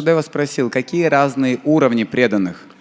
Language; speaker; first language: Russian; native; Russian